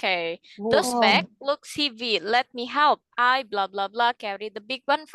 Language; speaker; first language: English; non-native, fluent; Indonesian